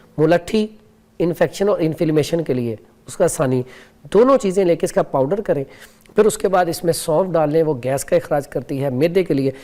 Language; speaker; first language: Urdu; non-native, local second language; Punjabi